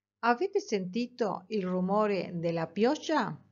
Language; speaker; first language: Italian; non-native, fluent; Spanish